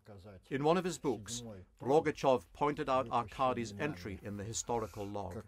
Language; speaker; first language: English; native; English